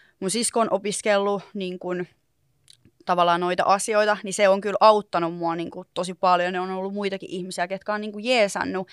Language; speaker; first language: Finnish; native; Finnish